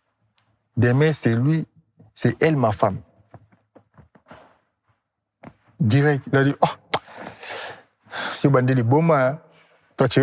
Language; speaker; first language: French; non-native, local second language; Lingala